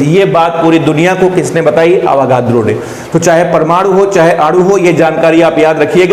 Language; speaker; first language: Hindi; native; Hindi